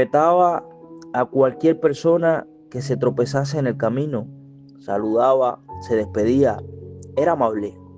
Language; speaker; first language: Spanish; native; Spanish